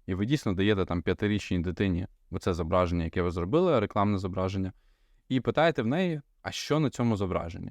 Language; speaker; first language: Ukrainian; non-native, local second language; Russian